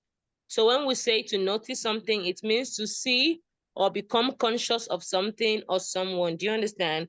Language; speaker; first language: English; non-native, local second language; Ibibio